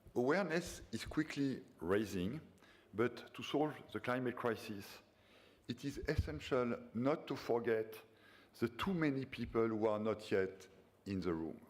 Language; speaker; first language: English; non-native, fluent; French